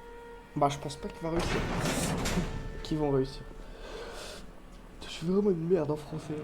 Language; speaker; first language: French; native; French